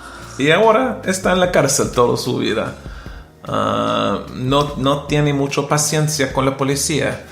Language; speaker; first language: Spanish; non-native, learner; English